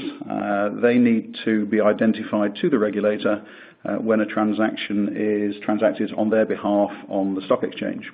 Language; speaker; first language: English; native; English